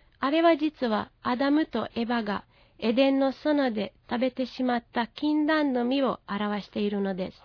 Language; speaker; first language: Japanese; non-native, fluent; Hungarian